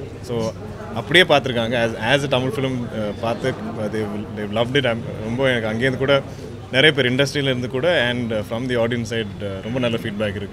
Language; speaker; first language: Tamil; non-native, local second language; Malayalam